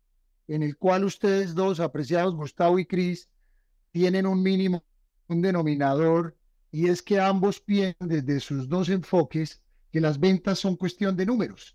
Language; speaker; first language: Spanish; native; Spanish